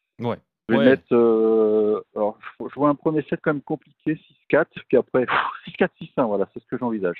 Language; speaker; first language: French; native; French